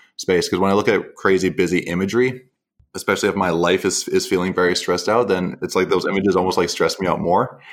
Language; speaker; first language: English; native; English